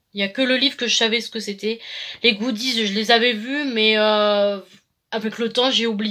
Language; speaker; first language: French; native; French